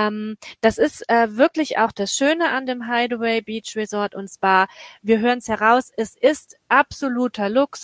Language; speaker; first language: German; native; German